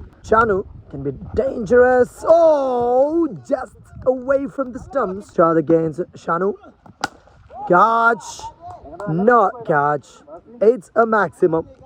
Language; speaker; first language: English; non-native, local second language; Malayalam